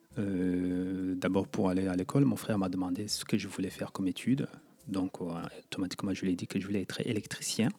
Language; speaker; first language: French; non-native, local second language; Kinyarwanda